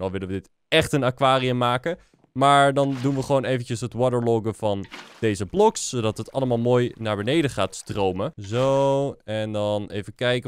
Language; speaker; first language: Dutch; native; Dutch